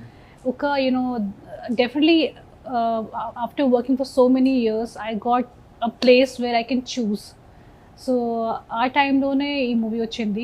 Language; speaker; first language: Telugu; non-native, fluent; Hindi